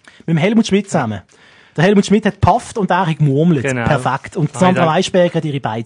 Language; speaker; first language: German; native; German